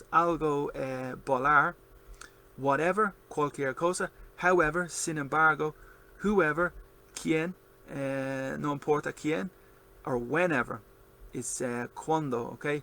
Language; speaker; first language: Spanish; non-native, learner; English